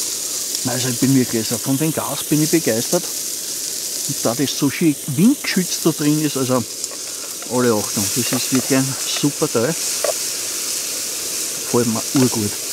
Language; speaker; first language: German; native; German